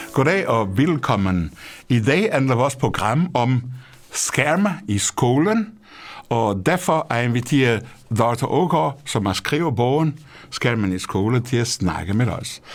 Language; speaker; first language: Danish; non-native, fluent; Portuguese